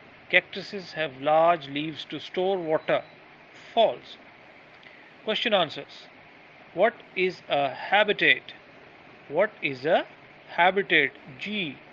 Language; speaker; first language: English; non-native, local second language; Urdu